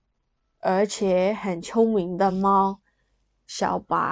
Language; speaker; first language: Chinese; non-native, fluent; Burmese